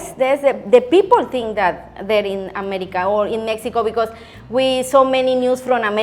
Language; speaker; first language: English; non-native, learner; Spanish